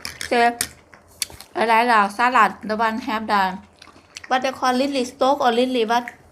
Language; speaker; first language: Thai; non-native, local second language; Northeastern Thai